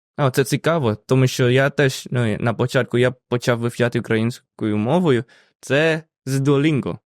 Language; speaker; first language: Ukrainian; non-native, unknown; Indonesian